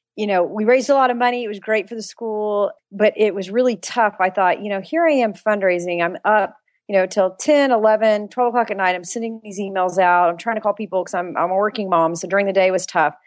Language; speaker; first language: English; native; English